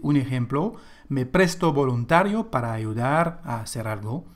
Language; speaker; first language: Spanish; non-native, fluent; French